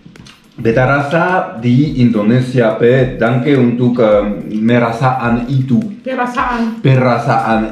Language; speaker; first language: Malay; non-native, learner; Swiss German